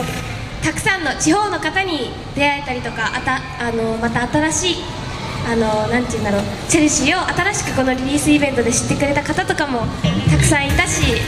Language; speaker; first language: Japanese; native; Japanese